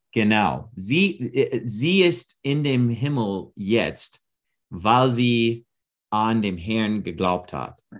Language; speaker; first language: German; non-native, learner; English